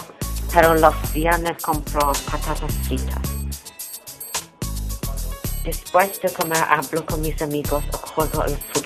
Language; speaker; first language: Spanish; non-native, learner; English